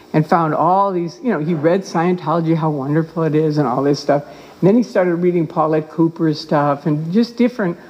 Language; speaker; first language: English; native; English